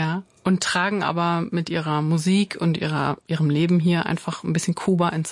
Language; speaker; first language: German; native; German